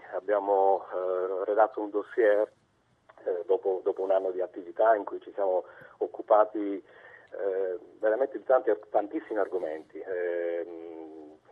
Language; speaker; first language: Italian; native; Italian